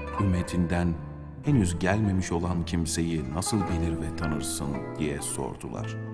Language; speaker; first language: Turkish; native; Turkish